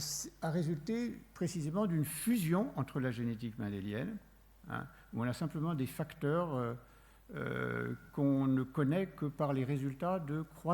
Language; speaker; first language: French; native; French